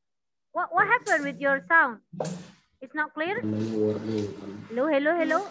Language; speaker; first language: English; non-native, learner; Indonesian